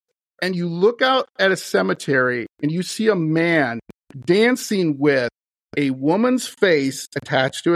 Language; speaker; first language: English; native; English